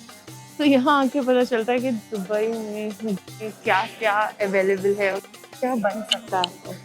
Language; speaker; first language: Hindi; native; Hindi